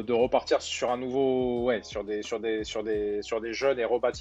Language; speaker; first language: French; native; French